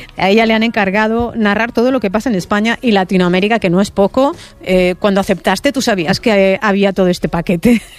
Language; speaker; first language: Spanish; native; Spanish